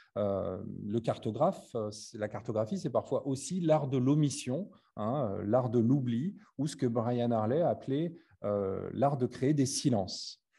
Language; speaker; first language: French; native; French